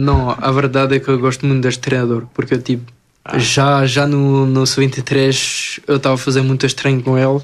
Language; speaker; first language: Portuguese; early bilingual, other home language; French